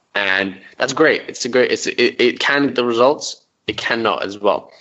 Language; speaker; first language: English; early bilingual, other home language; Arabic